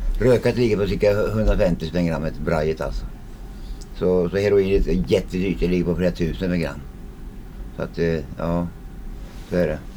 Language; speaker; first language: Swedish; early bilingual, other home language; Finnish